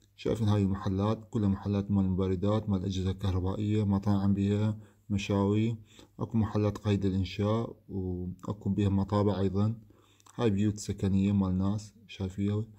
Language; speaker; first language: Arabic; native; Arabic